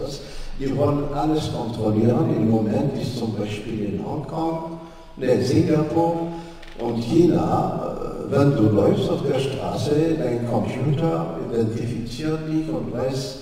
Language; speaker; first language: German; non-native, fluent; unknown